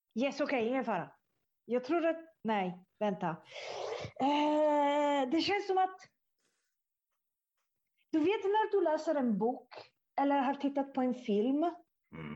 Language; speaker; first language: Swedish; non-native, fluent; Italian